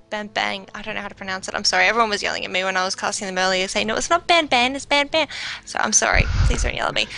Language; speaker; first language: English; native; English